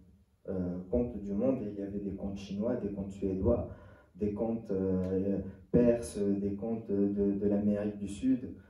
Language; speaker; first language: French; non-native, local second language; Arabic